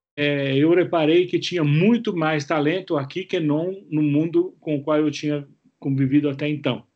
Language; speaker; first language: Portuguese; non-native, fluent; Italian